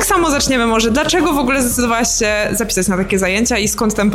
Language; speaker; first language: Polish; native; Polish